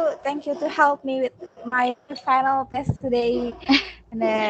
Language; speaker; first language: English; non-native, learner; Indonesian